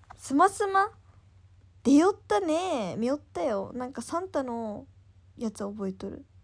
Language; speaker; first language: Japanese; native; Japanese